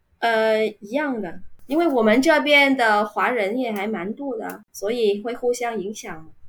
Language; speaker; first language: Chinese; non-native, fluent; Vietnamese